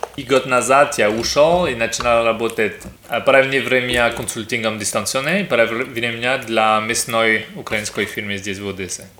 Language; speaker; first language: Russian; non-native, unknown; French